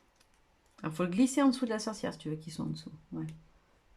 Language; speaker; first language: French; native; French